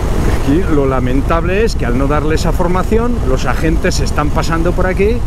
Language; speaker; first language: Spanish; native; Spanish